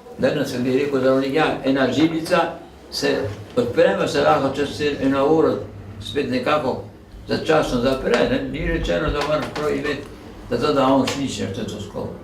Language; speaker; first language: Slovenian; native; Slovenian